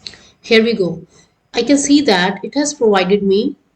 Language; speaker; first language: English; non-native, local second language; Hindi